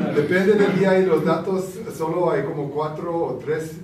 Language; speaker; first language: Spanish; early bilingual, heritage; Spanish